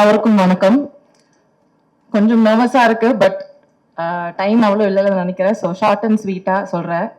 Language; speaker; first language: Tamil; non-native, local second language; Malayalam